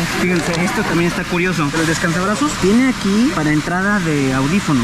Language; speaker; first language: Spanish; native; Spanish